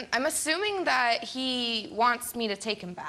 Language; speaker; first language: English; native; English